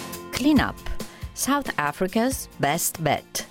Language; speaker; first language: English; non-native, fluent; Italian